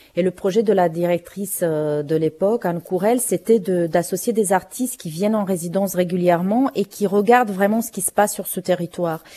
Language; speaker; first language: French; non-native, fluent; Romanian